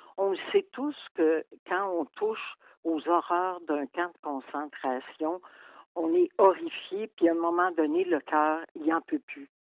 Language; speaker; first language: French; native; French